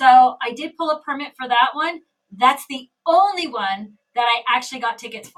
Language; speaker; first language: English; native; English